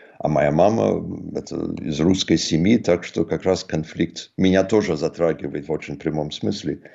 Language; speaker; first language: Russian; early bilingual, heritage; Russian